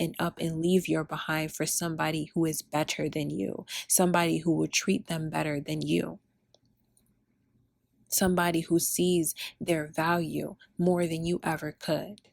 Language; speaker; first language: English; early bilingual, other home language; Spanish